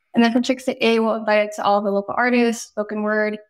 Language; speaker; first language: English; native; English